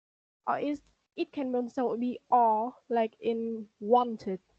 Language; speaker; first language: English; non-native, learner; Vietnamese